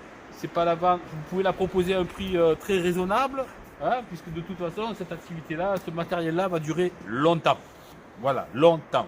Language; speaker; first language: French; native; French